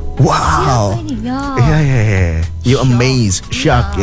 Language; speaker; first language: English; non-native, learner; Indonesian